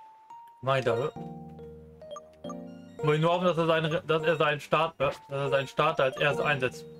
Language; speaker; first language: German; native; German